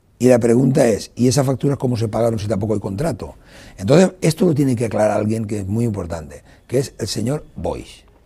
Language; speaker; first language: Spanish; non-native, local second language; Catalan